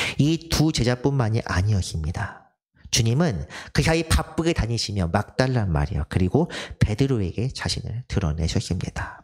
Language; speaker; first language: Korean; native; Korean